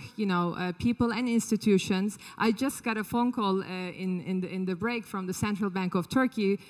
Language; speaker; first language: English; non-native, fluent; Turkish